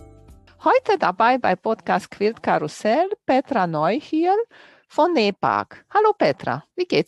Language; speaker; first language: German; non-native, fluent; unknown